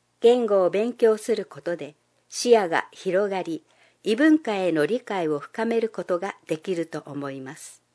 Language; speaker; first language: Japanese; non-native, fluent; Chinese